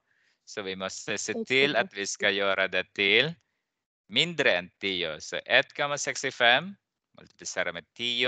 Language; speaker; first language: Swedish; non-native, fluent; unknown